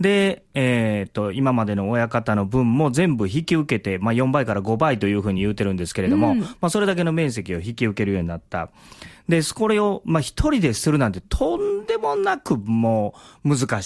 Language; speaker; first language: Japanese; native; Japanese